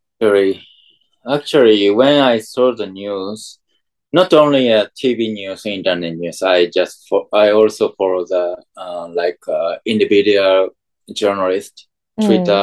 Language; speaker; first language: English; non-native, fluent; Japanese